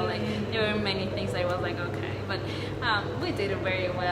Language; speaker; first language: English; non-native, fluent; Spanish